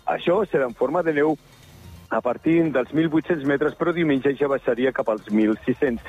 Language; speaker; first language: Catalan; native; Catalan